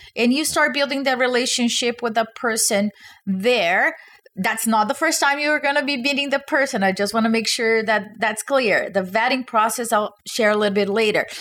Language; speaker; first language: English; non-native, fluent; Portuguese